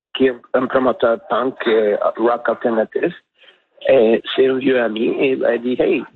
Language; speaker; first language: French; non-native, local second language; English